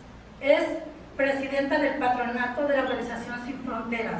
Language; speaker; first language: Spanish; native; Spanish